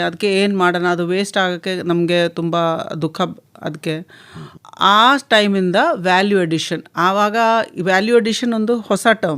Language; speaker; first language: Kannada; non-native, local second language; Malayalam